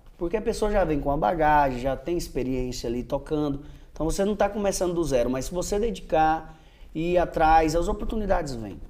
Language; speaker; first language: Portuguese; native; Portuguese